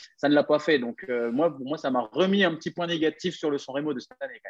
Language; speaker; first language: French; native; French